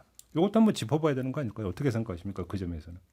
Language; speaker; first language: Korean; native; Korean